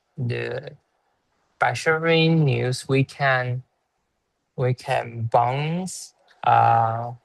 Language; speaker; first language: English; non-native, learner; Chinese